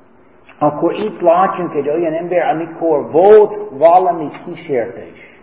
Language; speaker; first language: Hungarian; non-native, fluent; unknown